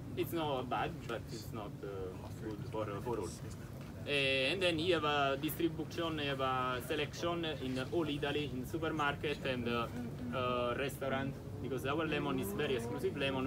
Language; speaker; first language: English; non-native, learner; Italian